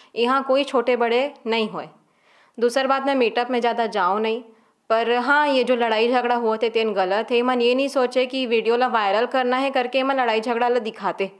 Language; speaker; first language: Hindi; native; Hindi